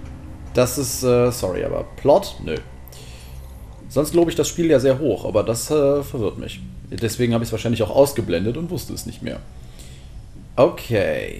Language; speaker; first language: German; native; German